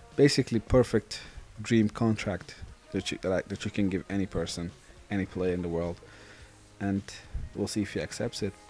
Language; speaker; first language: English; non-native, fluent; Dutch